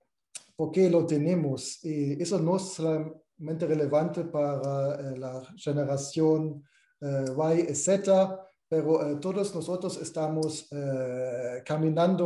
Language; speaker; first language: Spanish; non-native, fluent; German